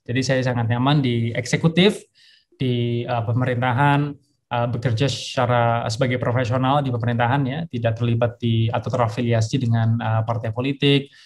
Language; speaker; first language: Indonesian; early bilingual, heritage; Indonesian